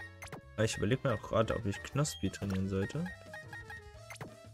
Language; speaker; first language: German; native; German